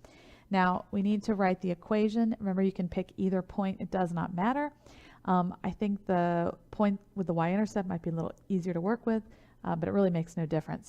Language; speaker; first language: English; native; English